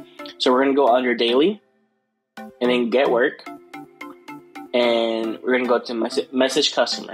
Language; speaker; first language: English; native; English